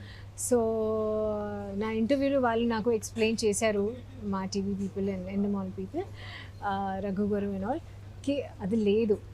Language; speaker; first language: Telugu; non-native, learner; Hindi